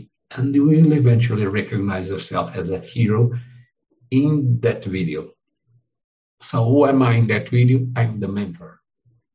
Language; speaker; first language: English; non-native, fluent; Portuguese